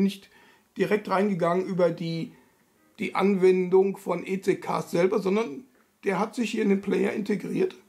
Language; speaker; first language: German; native; German